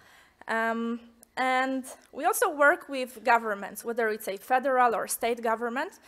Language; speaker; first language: English; non-native, fluent; Polish